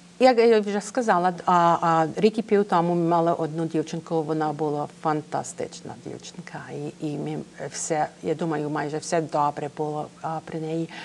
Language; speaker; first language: Ukrainian; early bilingual, heritage; English